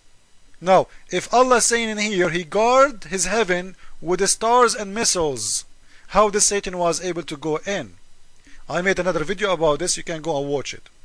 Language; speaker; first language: English; non-native, fluent; Arabic